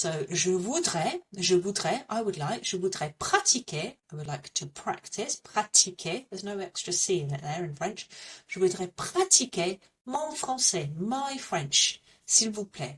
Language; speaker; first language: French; non-native, fluent; English